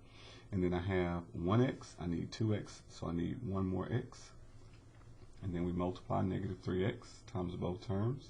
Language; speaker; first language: English; native; English